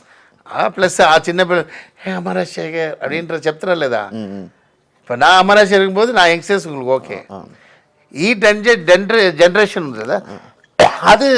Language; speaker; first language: Telugu; non-native, learner; Tamil